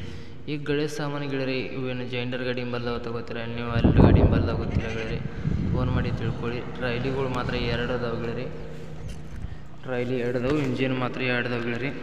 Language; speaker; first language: Kannada; native; Kannada